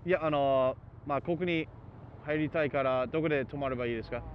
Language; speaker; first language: Japanese; non-native, fluent; English